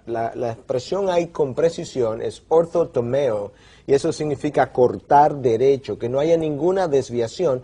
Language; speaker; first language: Spanish; native; Spanish